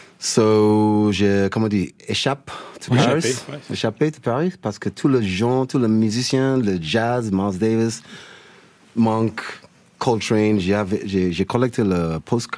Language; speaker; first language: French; non-native, learner; English